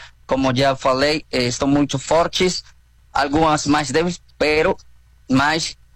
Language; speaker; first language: Portuguese; non-native, learner; Spanish